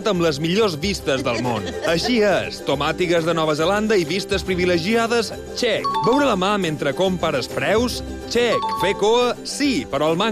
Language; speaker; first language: Catalan; native; Catalan